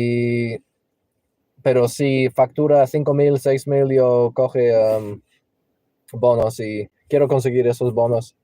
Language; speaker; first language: Spanish; non-native, learner; English